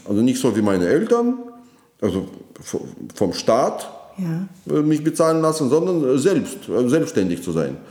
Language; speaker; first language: German; non-native, fluent; Russian